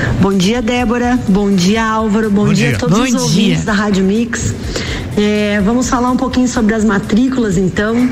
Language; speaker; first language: Portuguese; native; Portuguese